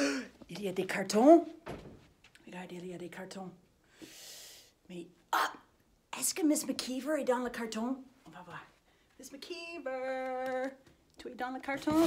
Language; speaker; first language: French; non-native, fluent; English